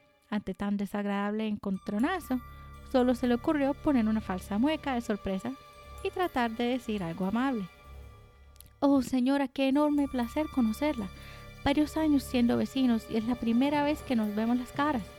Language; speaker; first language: Spanish; native; Spanish